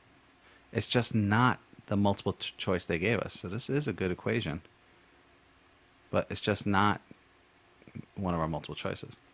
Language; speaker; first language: English; native; English